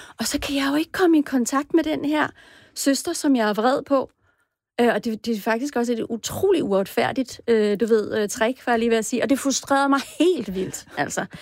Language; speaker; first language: Danish; native; Danish